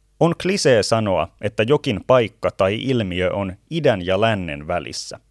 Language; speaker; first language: Finnish; native; Finnish